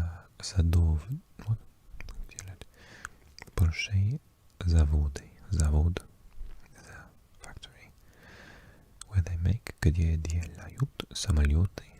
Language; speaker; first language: Russian; non-native, learner; English